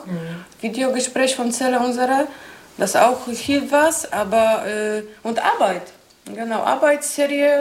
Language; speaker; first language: German; non-native, learner; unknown